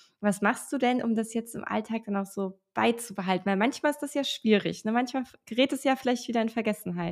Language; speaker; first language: German; native; German